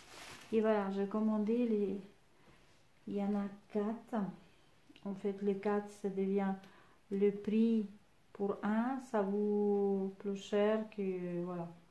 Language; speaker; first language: French; non-native, fluent; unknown